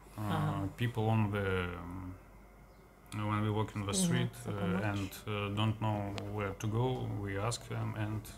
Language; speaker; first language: English; non-native, learner; Russian